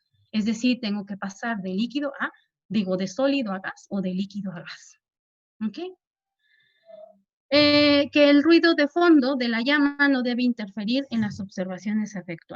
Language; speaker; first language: Spanish; native; Spanish